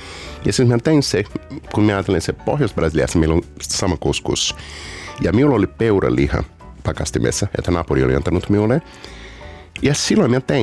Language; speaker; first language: Finnish; non-native, fluent; Portuguese